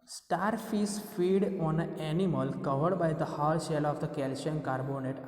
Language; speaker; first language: English; non-native, local second language; Gujarati